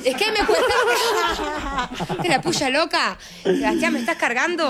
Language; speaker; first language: Spanish; native; Spanish